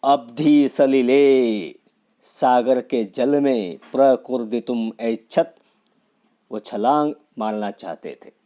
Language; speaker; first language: Hindi; non-native, local second language; Marathi